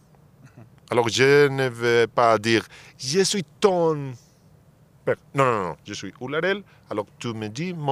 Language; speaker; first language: French; non-native, fluent; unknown